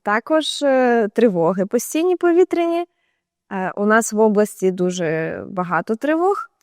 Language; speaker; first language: Ukrainian; native; Ukrainian